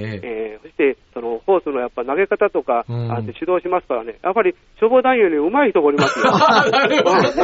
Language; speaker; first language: Japanese; native; Japanese